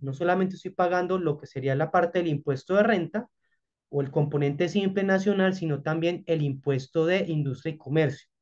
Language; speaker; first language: Spanish; native; Spanish